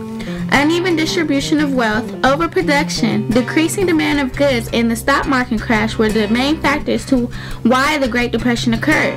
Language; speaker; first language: English; native; English